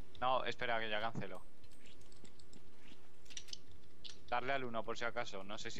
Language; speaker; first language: Spanish; native; Spanish